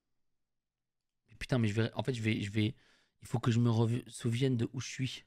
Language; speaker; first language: French; native; French